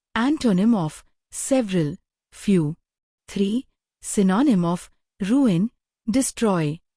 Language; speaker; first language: English; non-native, fluent; Hindi